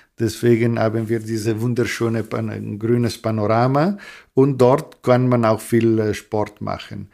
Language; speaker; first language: German; non-native, local second language; Italian